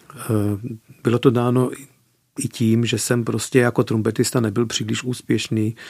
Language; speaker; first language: Czech; early bilingual, heritage; Czech